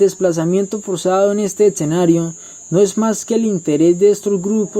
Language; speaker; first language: Spanish; native; Spanish